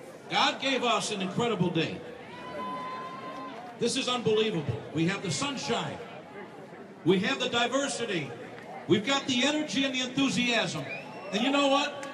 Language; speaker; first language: English; native; English